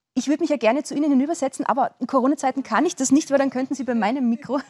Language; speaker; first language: German; native; German